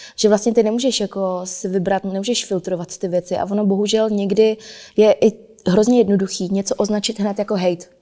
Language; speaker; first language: Czech; early bilingual, other home language; Vietnamese